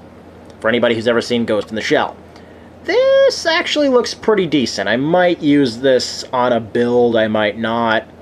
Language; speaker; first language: English; native; English